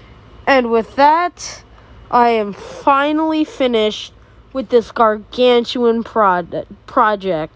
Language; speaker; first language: English; native; English